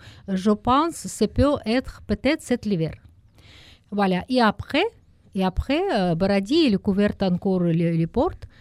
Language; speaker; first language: French; non-native, learner; Russian